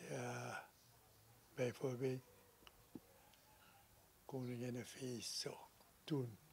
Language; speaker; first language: Dutch; non-native, local second language; Sranan Tongo